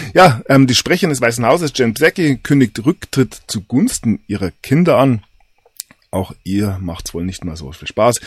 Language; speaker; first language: German; native; German